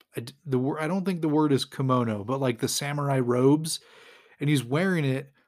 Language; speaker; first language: English; native; English